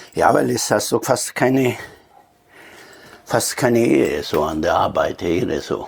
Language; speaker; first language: German; non-native, fluent; Italian